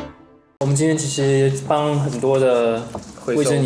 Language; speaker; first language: Chinese; native; Chinese